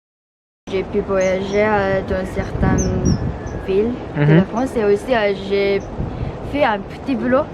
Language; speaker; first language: French; non-native, fluent; Japanese